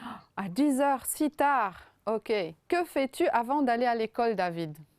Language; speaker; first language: French; non-native, fluent; Romanian